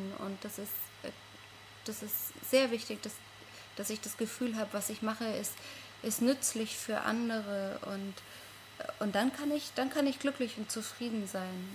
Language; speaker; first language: German; non-native, fluent; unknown